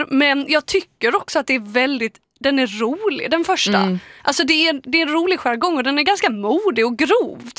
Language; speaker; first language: Swedish; native; Swedish